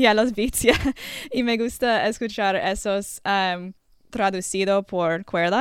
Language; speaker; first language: Spanish; non-native, learner; English